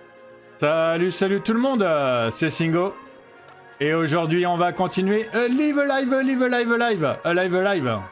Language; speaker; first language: French; native; French